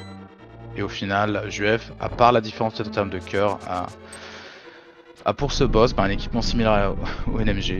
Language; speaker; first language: French; native; French